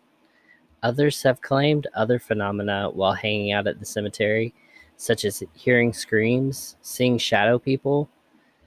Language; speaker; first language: English; native; English